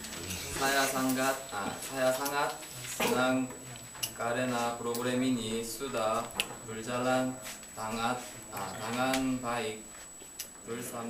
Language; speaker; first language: Indonesian; non-native, learner; Korean